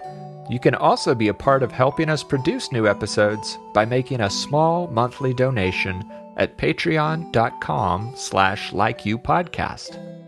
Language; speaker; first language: English; native; English